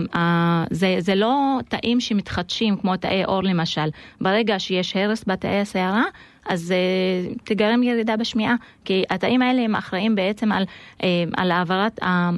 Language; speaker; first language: Hebrew; non-native, local second language; Arabic